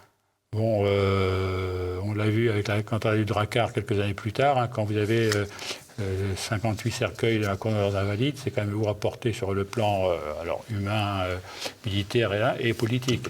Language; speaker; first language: French; native; French